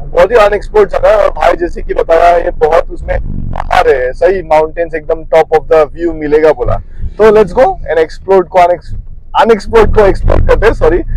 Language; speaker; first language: Hindi; non-native, local second language; Assamese